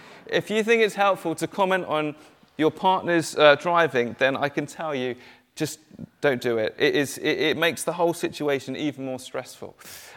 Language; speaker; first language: English; native; English